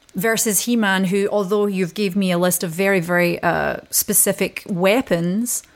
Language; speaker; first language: English; native; English